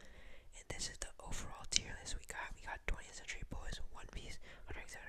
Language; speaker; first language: English; native; English